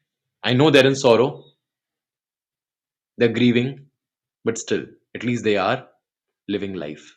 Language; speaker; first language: English; non-native, local second language; Hindi